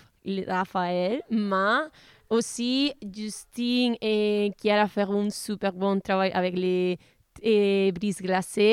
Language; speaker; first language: French; non-native, learner; Italian